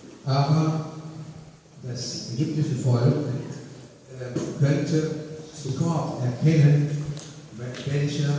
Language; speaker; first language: German; non-native, fluent; Arabic